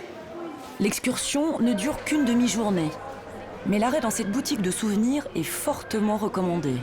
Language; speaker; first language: French; native; French